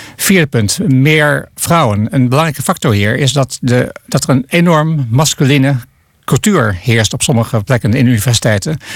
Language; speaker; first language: Dutch; native; Dutch